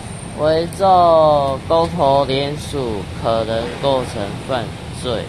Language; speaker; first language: Chinese; native; Chinese